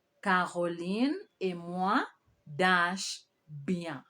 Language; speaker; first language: French; non-native, fluent; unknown